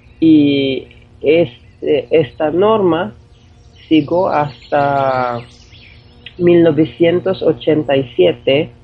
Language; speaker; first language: Spanish; non-native, fluent; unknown